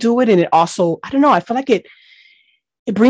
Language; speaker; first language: English; early bilingual, other home language; Haitian Creole